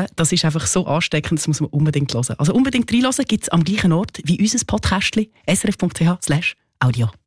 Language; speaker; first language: German; native; German